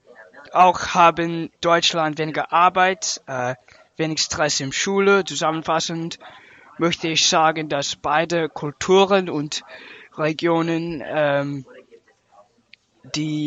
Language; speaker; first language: German; non-native, learner; English